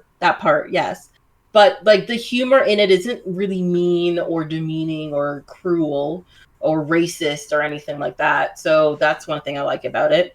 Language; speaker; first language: English; native; English